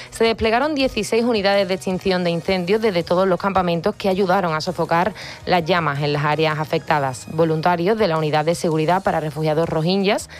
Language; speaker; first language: Spanish; native; Spanish